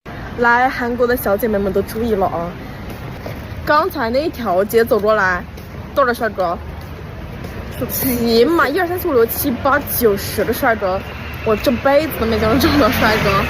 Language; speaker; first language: Chinese; native; Chinese